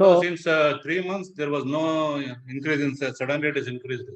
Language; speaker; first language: English; non-native, local second language; Kannada